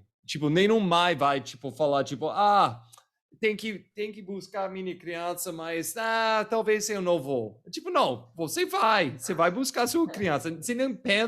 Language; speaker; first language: Portuguese; non-native, fluent; English